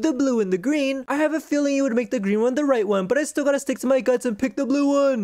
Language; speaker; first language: English; native; English